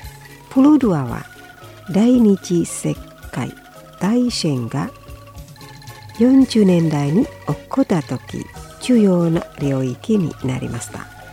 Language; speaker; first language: Japanese; non-native, fluent; Indonesian